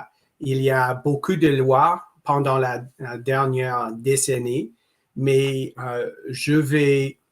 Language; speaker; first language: French; non-native, local second language; English